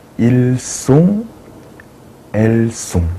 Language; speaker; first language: French; non-native, fluent; Korean